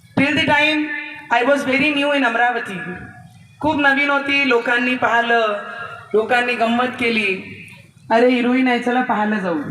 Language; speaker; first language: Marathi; non-native, local second language; Hindi